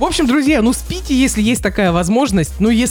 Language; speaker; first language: Russian; native; Russian